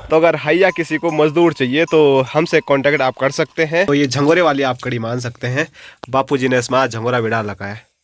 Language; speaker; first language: Hindi; native; Hindi